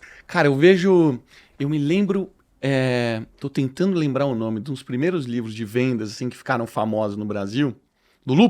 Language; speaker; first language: Portuguese; native; Portuguese